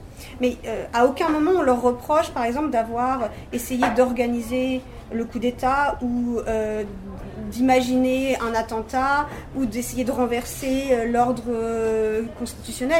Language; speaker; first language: French; native; French